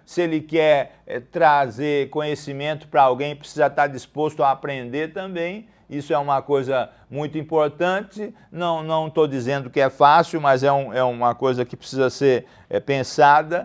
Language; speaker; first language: Portuguese; native; Portuguese